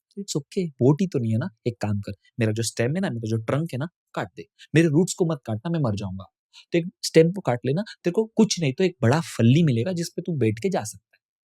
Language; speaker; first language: Hindi; non-native, local second language; Tamil